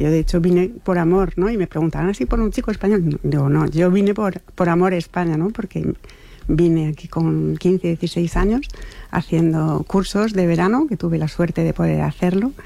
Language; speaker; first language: Spanish; non-native, fluent; French